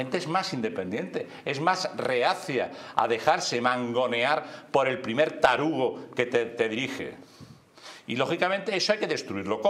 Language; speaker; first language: Spanish; native; Spanish